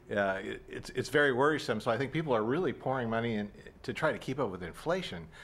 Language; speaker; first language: English; native; English